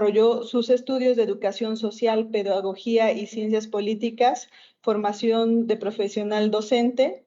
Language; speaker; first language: Spanish; native; Spanish